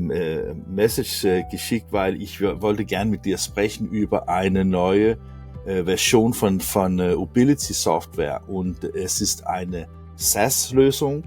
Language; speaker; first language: German; non-native, learner; Danish